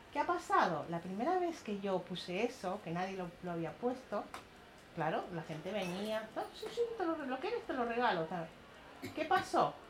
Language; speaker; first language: Spanish; native; Spanish